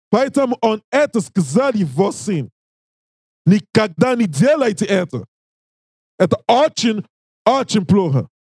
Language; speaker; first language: Russian; non-native, learner; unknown